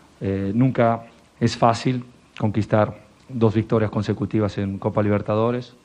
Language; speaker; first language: Portuguese; non-native, learner; Spanish